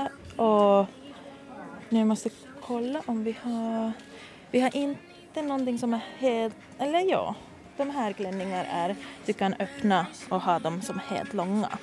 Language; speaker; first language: Swedish; non-native, fluent; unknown